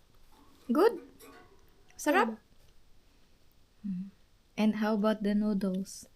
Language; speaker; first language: English; non-native, local second language; Filipino